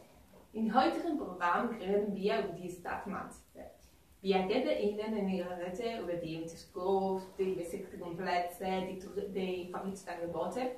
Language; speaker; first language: German; non-native, learner; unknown